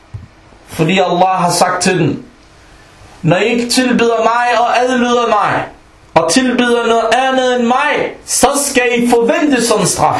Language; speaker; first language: Danish; non-native, local second language; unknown